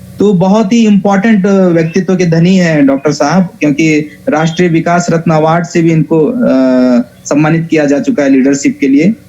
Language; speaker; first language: Hindi; native; Hindi